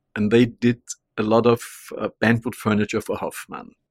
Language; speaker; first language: English; non-native, fluent; German